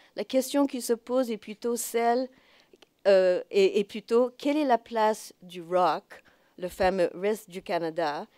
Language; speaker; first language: French; non-native, fluent; English